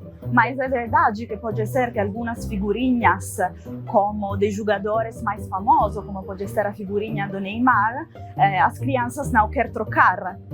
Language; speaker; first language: Portuguese; non-native, fluent; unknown